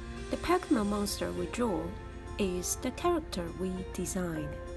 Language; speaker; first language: English; non-native, fluent; Chinese